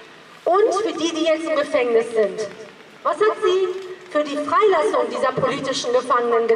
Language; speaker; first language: German; early bilingual, other home language; Persian